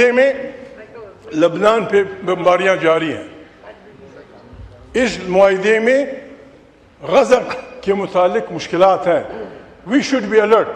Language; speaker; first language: Urdu; non-native, local second language; Pashto